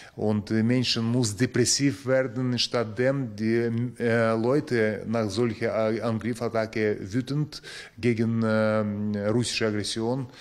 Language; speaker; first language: German; non-native, learner; Ukrainian